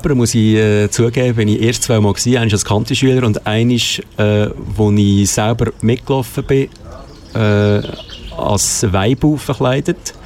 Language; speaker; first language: German; native; German